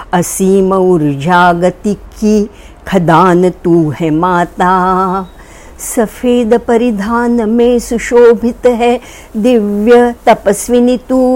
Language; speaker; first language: Hindi; non-native, local second language; Marathi